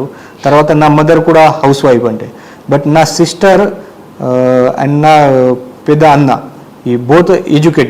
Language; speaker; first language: Telugu; non-native, learner; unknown